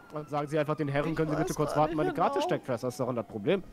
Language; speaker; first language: German; native; German